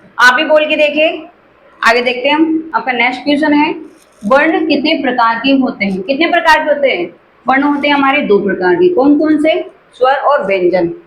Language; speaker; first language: Hindi; native; Hindi